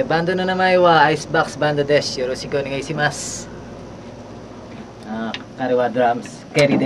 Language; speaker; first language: Japanese; non-native, learner; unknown